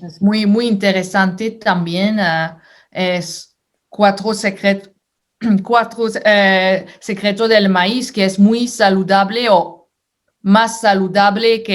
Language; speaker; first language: Spanish; non-native, fluent; French